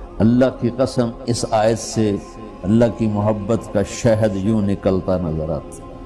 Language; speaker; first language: Urdu; non-native, local second language; Punjabi